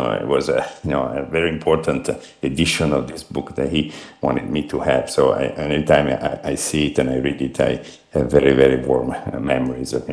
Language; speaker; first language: English; non-native, fluent; Italian